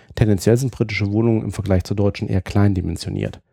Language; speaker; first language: German; native; German